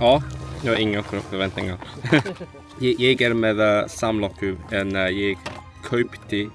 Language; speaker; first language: Swedish; non-native, learner; Cantonese